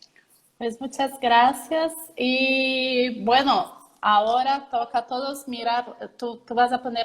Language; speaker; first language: Spanish; non-native, learner; Portuguese